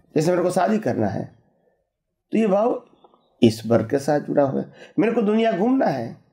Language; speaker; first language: Hindi; non-native, local second language; Gujarati